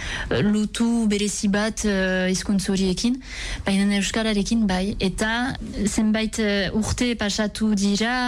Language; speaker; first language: Basque; non-native, local second language; French